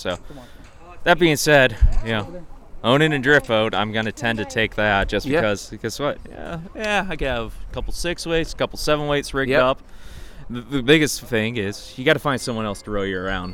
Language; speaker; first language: English; native; English